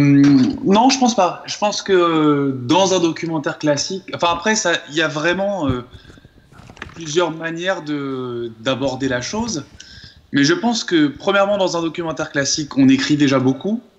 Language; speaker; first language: French; native; French